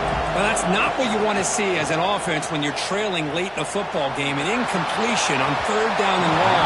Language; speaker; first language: English; native; English